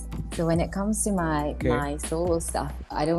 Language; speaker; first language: English; non-native, fluent; Japanese